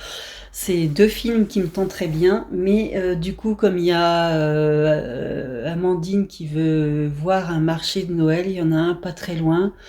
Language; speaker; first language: French; native; French